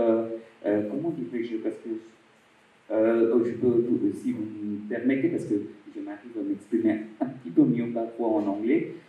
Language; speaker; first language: French; non-native, fluent; Bangla